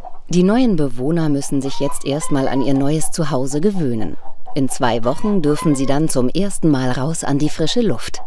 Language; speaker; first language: German; native; German